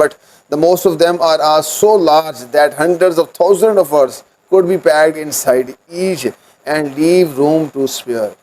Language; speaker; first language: English; non-native, local second language; Urdu